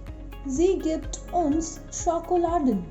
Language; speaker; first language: German; non-native, fluent; Hindi